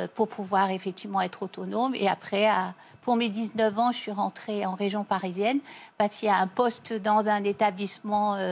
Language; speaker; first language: French; native; French